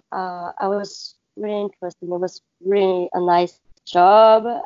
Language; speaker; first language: English; non-native, learner; French